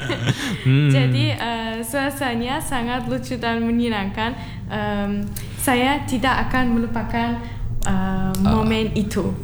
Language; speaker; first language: Indonesian; non-native, learner; Turkmen